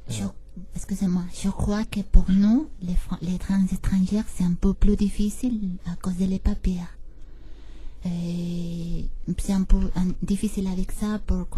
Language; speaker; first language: French; non-native, fluent; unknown